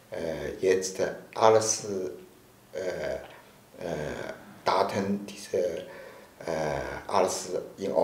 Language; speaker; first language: German; non-native, learner; Chinese